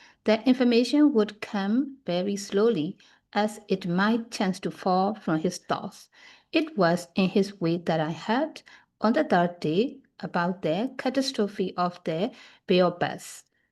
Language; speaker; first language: English; non-native, fluent; Burmese